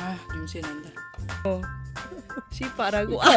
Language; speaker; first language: Korean; non-native, learner; Cebuano